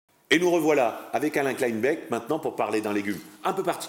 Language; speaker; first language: French; native; French